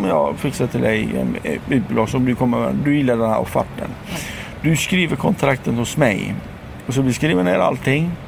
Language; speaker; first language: Swedish; non-native, fluent; Persian